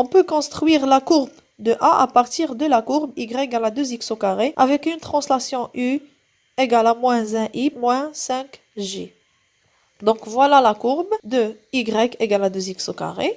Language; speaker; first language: French; non-native, local second language; Arabic